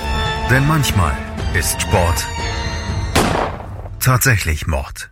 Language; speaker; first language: German; native; German